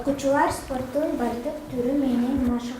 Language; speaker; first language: Kyrgyz; non-native, local second language; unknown